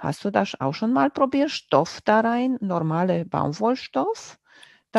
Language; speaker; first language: German; non-native, fluent; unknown